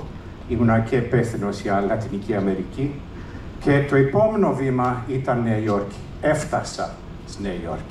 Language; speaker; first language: Greek; early bilingual, heritage; English